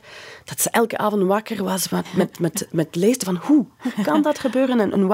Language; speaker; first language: Dutch; non-native, fluent; English